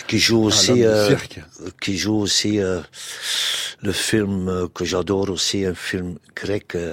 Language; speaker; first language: French; non-native, local second language; Dutch